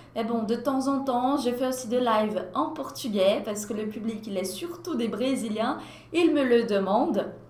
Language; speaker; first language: French; non-native, fluent; Portuguese